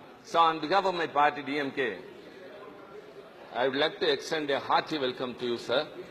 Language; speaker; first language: English; non-native, local second language; Tamil